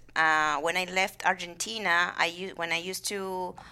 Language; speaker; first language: English; non-native, fluent; Spanish